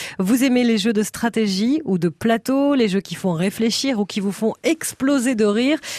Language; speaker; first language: French; native; French